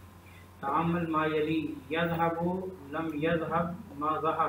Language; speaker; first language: Arabic; non-native, learner; Urdu